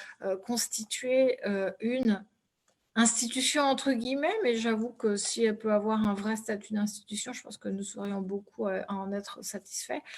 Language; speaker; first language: French; native; French